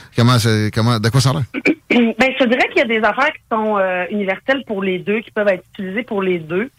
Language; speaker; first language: French; native; French